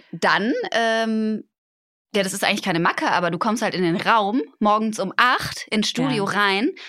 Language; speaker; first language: German; native; German